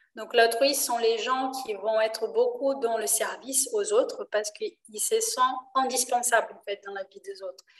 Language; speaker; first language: French; non-native, fluent; Portuguese